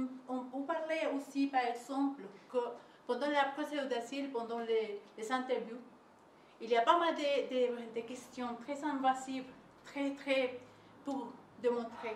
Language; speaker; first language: French; non-native, learner; Spanish